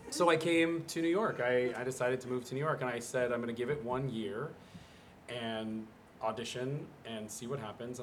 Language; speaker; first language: English; native; English